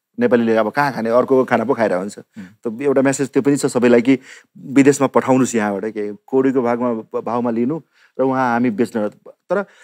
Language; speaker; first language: Nepali; non-native, local second language; Maithili